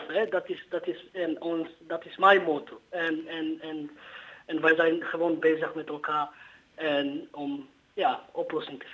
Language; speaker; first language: Dutch; non-native, learner; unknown